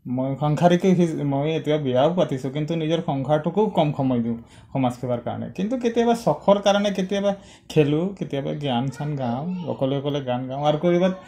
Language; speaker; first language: Assamese; non-native, local second language; Sadri